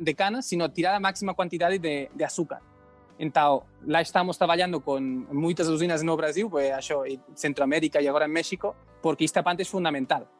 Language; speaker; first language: Portuguese; non-native, learner; Catalan